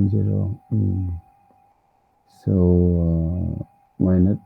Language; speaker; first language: English; non-native, learner; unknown